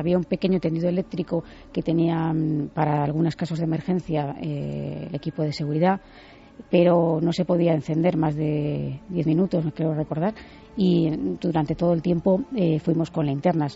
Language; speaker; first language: Spanish; native; Spanish